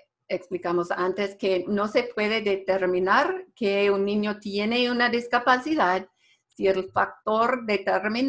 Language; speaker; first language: Spanish; non-native, fluent; English